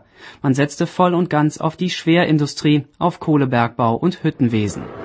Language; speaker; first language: German; native; German